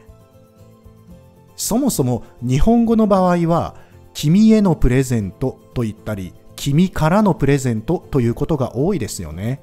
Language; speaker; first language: Japanese; native; Japanese